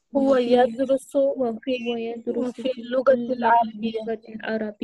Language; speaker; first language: Arabic; non-native, learner; Urdu